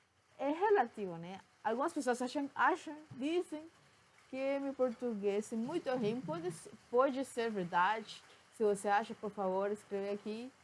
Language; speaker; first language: Portuguese; non-native, fluent; Spanish